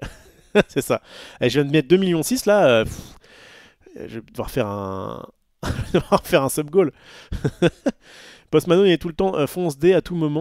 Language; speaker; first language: French; native; French